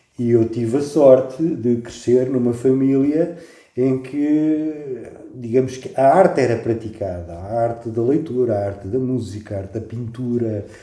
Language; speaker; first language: Portuguese; non-native, fluent; French